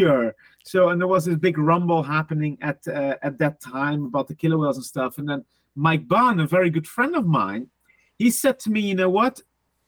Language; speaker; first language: English; non-native, fluent; Dutch